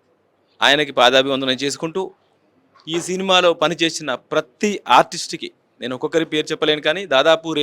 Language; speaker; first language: Telugu; native; Telugu